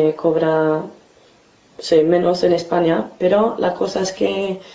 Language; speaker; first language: Spanish; non-native, fluent; English